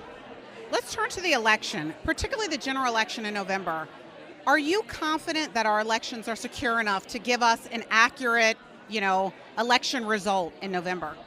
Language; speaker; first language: English; native; English